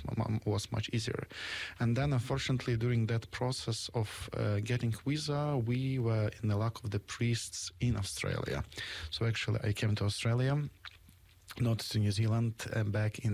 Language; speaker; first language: English; non-native, fluent; Ukrainian